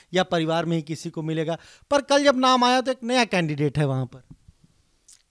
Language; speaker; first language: Hindi; native; Hindi